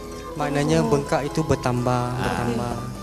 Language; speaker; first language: Malay; native; Malay